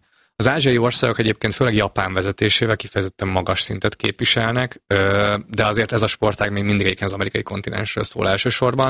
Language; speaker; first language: Hungarian; native; Hungarian